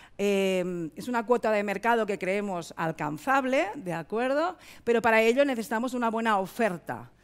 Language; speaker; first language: Spanish; native; Spanish